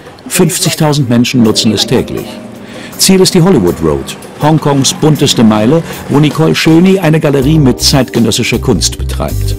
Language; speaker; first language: German; native; German